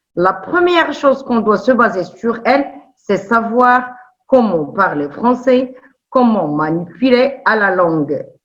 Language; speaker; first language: French; non-native, local second language; Arabic